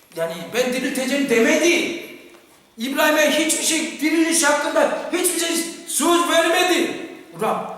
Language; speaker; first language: Turkish; non-native, fluent; Korean